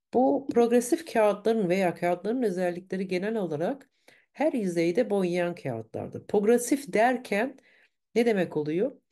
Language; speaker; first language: Turkish; early bilingual, heritage; Turkish